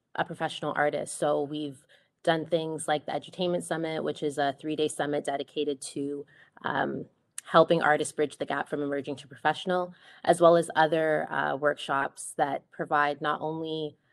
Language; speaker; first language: English; native; English